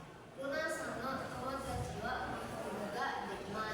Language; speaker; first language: Japanese; non-native, learner; Indonesian